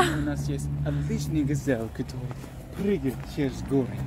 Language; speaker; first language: Russian; non-native, learner; English